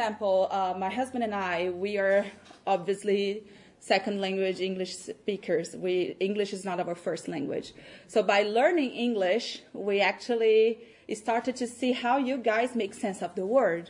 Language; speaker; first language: English; non-native, fluent; Portuguese